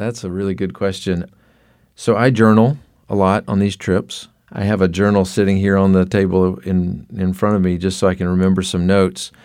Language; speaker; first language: English; native; English